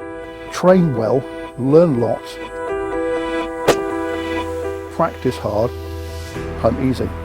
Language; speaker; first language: English; native; English